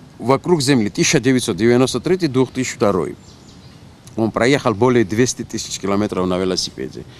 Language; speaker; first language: Russian; non-native, local second language; Georgian